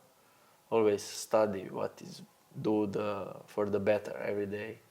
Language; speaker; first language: English; non-native, learner; Slovenian